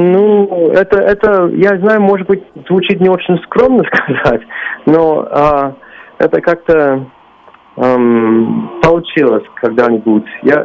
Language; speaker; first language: Russian; non-native, learner; English